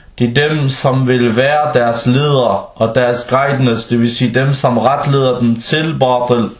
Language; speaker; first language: Danish; early bilingual, other home language; Arabic